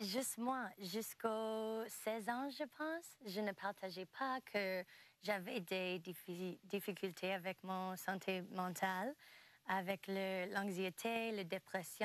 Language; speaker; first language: French; non-native, local second language; English